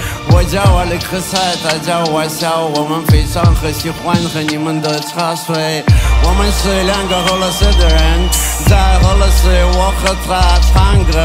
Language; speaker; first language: Chinese; non-native, learner; Russian